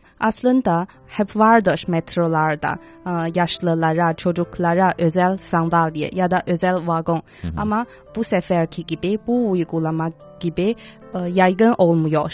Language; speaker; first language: Turkish; non-native, fluent; Chinese